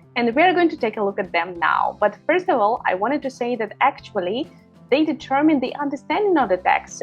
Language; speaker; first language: English; non-native, fluent; Russian